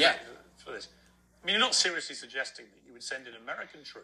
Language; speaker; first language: English; native; English